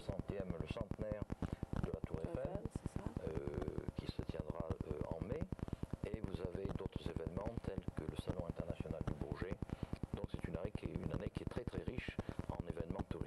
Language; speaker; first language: French; native; French